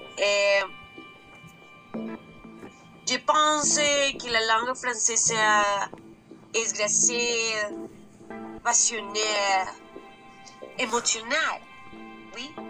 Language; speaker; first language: French; non-native, learner; Spanish